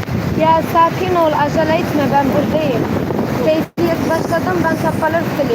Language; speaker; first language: Turkish; non-native, learner; Arabic